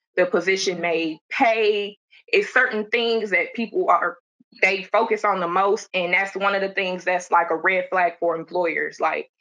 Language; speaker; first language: English; native; English